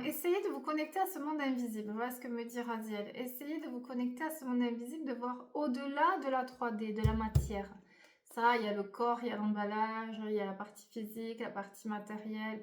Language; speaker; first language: French; native; French